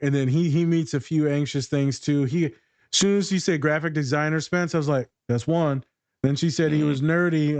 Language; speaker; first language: English; native; English